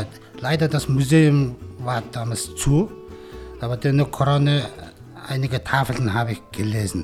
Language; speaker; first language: German; non-native, learner; Mongolian